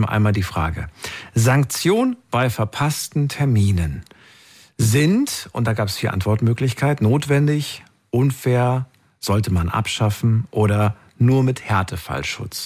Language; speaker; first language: German; native; German